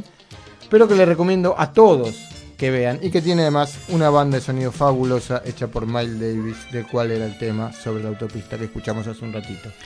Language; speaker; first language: Spanish; native; Spanish